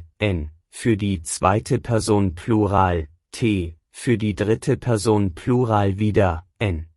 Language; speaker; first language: German; non-native, fluent; Persian